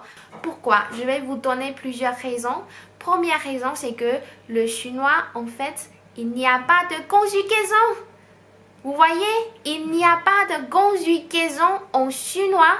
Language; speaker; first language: French; non-native, fluent; Chinese